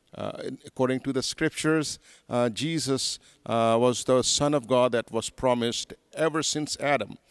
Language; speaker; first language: English; non-native, local second language; Urdu